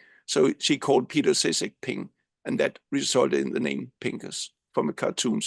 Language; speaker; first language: English; non-native, fluent; Danish